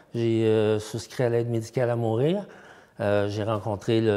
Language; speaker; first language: French; native; French